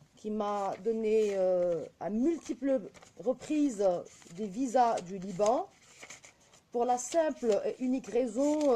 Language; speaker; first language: French; non-native, local second language; Arabic